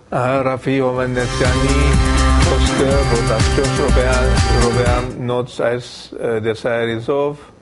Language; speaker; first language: Armenian; early bilingual, heritage; Armenian